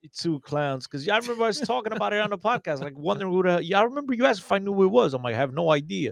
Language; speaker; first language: English; early bilingual, other home language; Portuguese